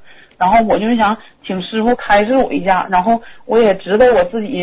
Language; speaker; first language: Chinese; native; Chinese